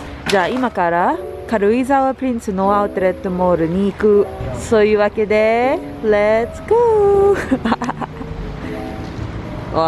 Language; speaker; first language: Japanese; non-native, learner; Filipino